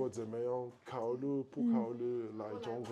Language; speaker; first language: Chinese; non-native, learner; French